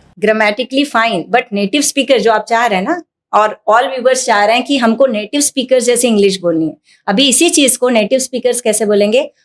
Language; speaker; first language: Hindi; native; Hindi